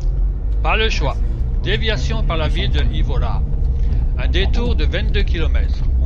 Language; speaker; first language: French; native; French